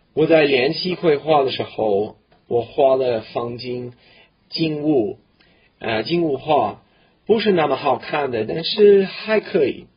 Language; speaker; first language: Chinese; non-native, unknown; English